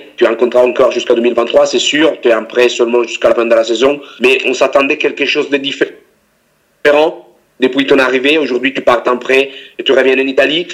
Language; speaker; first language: French; non-native, fluent; Italian